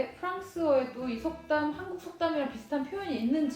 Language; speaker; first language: Korean; native; Korean